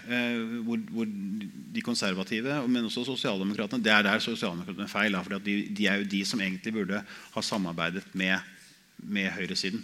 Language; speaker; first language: Norwegian; native; Norwegian